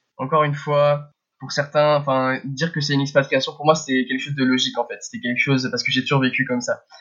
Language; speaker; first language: French; early bilingual, heritage; French